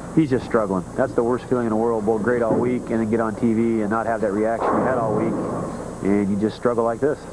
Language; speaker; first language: English; native; English